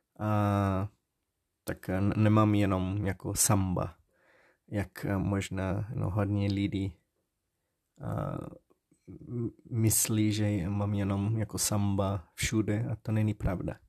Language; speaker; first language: Czech; non-native, learner; Portuguese